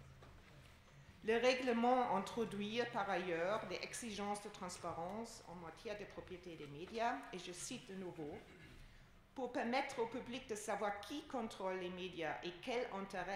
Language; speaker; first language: French; non-native, fluent; German